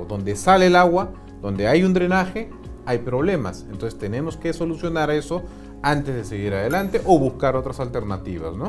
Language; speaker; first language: Spanish; native; Spanish